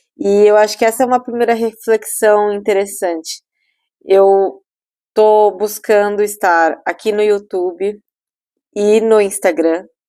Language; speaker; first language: Portuguese; native; Portuguese